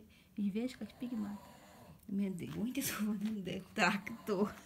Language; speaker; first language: Swedish; non-native, learner; Portuguese